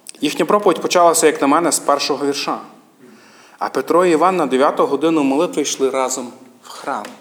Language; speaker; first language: Ukrainian; native; Ukrainian